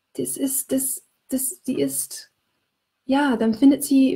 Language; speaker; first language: German; non-native, fluent; English